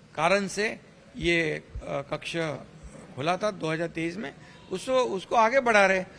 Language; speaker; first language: Hindi; non-native, local second language; Marathi